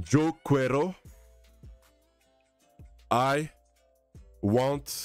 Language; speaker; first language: Spanish; non-native, learner; English